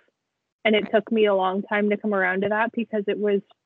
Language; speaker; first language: English; native; English